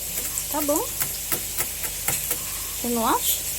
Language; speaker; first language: Portuguese; native; Portuguese